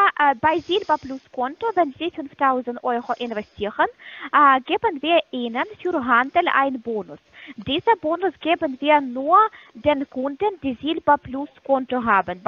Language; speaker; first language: German; non-native, fluent; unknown